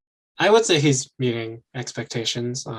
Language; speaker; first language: English; native; English